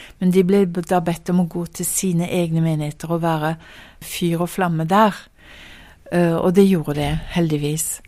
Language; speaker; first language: Norwegian; early bilingual, heritage; Norwegian